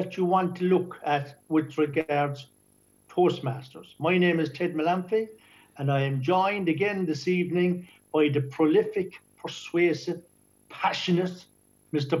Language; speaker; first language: English; native; English